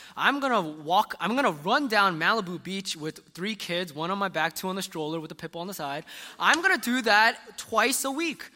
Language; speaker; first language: English; early bilingual, other home language; Korean